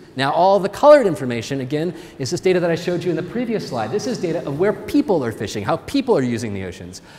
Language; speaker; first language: English; native; English